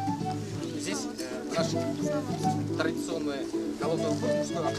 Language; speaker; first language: Russian; non-native, local second language; Kyrgyz